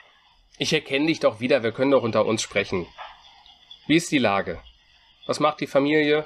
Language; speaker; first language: German; native; German